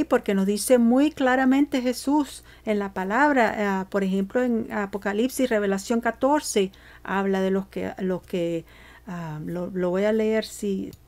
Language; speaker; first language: Spanish; early bilingual, heritage; Spanish